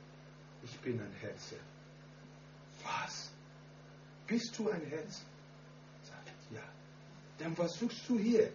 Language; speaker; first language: German; non-native, learner; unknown